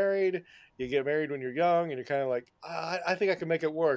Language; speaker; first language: English; native; English